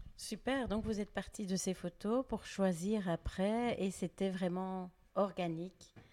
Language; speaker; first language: French; native; French